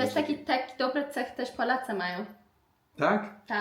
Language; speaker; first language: Polish; non-native, learner; Persian